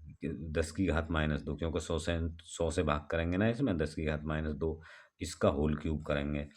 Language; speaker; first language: Hindi; native; Hindi